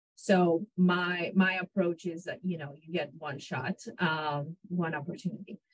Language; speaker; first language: English; non-native, fluent; Russian